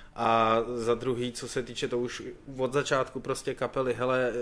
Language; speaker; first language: Czech; native; Czech